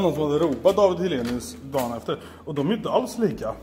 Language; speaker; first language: Swedish; native; Swedish